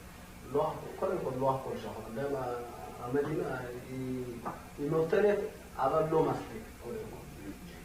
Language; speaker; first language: Hebrew; non-native, fluent; Amharic